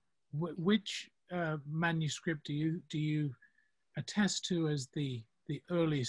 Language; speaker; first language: English; native; English